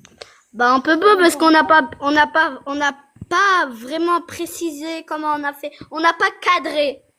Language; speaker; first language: French; early bilingual, other home language; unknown